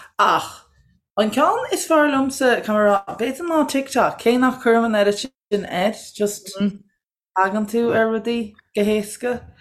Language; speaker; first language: Irish; non-native, local second language; English